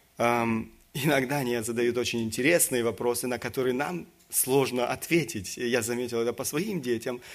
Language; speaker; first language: Russian; early bilingual, other home language; German